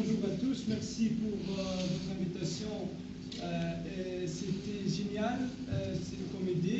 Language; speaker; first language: French; non-native, local second language; Arabic